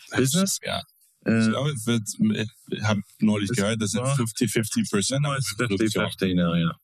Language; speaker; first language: German; non-native, fluent; English